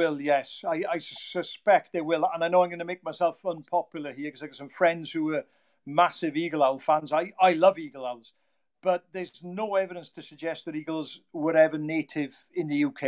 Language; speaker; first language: English; native; English